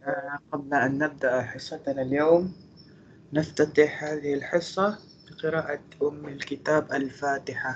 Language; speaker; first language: Arabic; non-native, fluent; Malay